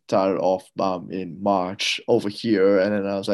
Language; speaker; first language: English; non-native, local second language; Cantonese